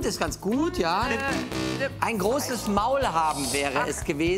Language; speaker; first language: German; native; German